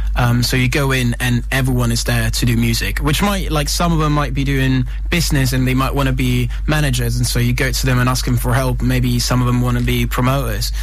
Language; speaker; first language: English; non-native, fluent; Italian